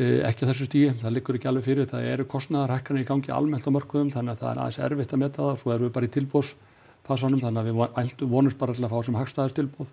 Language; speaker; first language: Icelandic; native; Icelandic